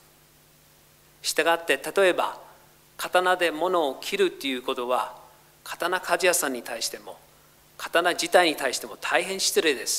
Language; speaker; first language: Japanese; non-native, fluent; English